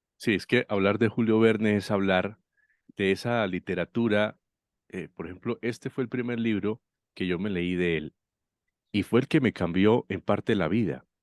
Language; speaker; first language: Spanish; native; Spanish